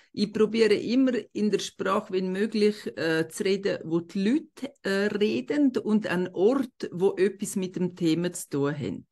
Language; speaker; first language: German; non-native, local second language; Romansh